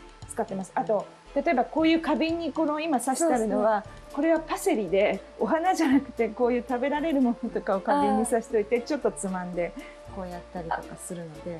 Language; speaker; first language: Japanese; native; Japanese